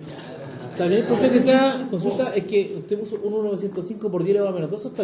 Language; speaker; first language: Spanish; native; Spanish